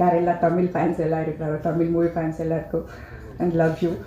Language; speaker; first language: Tamil; non-native, learner; Kannada